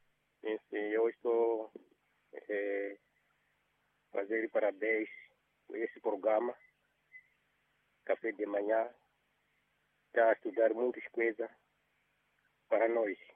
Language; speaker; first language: Portuguese; non-native, local second language; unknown